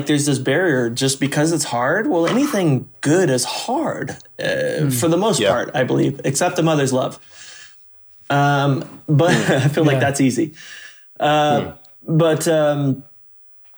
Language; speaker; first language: English; native; English